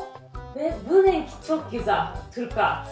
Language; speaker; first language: Turkish; non-native, learner; Japanese